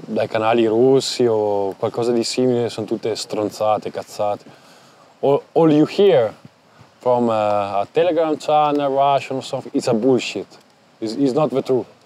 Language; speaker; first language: English; non-native, learner; Italian